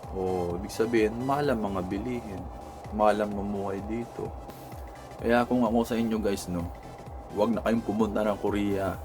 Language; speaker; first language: Filipino; non-native, local second language; Iloko